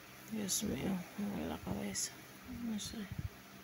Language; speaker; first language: Spanish; native; Spanish